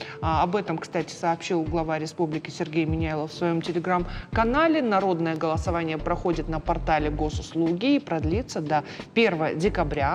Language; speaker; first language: Russian; native; Russian